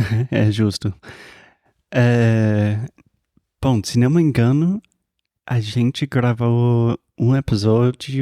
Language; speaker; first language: Portuguese; non-native, fluent; English